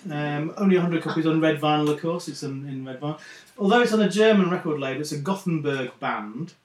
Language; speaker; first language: English; native; English